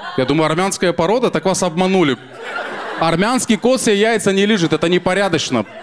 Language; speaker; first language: Russian; native; Russian